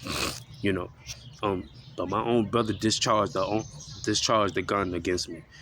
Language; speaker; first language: English; native; English